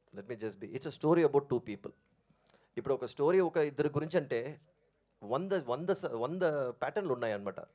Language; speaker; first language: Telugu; native; Telugu